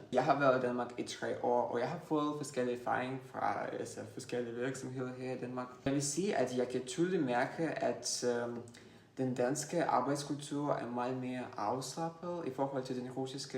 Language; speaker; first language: Danish; non-native, fluent; Russian